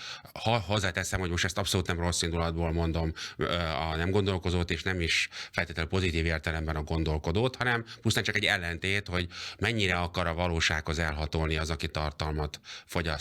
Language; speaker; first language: Hungarian; native; Hungarian